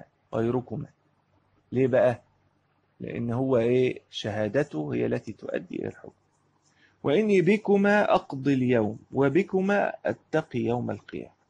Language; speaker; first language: Arabic; native; Arabic